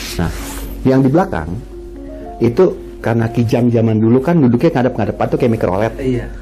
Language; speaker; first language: Indonesian; native; Indonesian